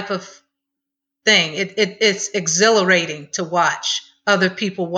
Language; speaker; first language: English; native; English